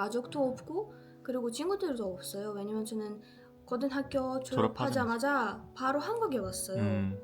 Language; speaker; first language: Korean; non-native, fluent; Russian